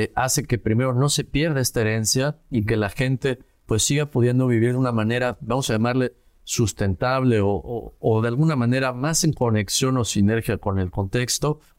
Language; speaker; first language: Spanish; native; Spanish